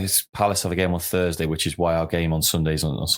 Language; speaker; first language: English; native; English